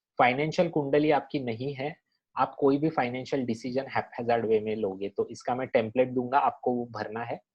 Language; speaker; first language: Hindi; non-native, local second language; Marathi